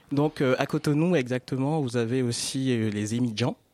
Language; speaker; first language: French; non-native, local second language; Fon